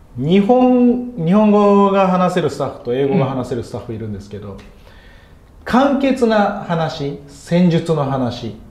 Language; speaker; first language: Japanese; native; Japanese